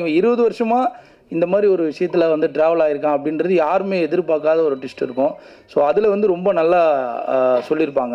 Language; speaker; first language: Tamil; native; Tamil